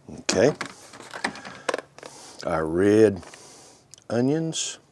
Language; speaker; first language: English; native; English